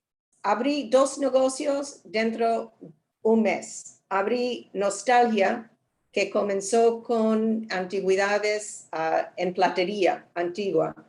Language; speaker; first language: Spanish; non-native, learner; English